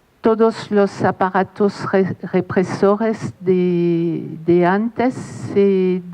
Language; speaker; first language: Spanish; non-native, fluent; French